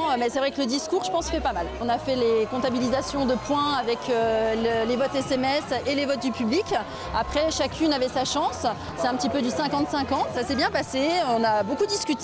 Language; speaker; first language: French; native; French